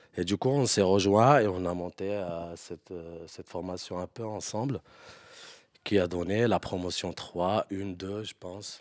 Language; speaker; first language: French; non-native, local second language; Arabic